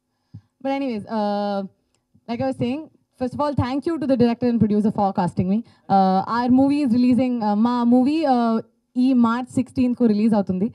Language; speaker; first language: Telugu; non-native, learner; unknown